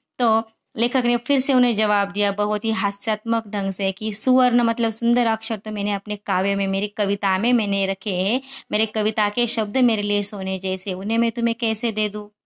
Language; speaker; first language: Hindi; non-native, local second language; Marathi